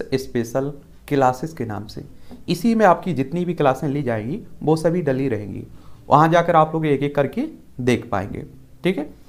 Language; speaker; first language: Hindi; native; Hindi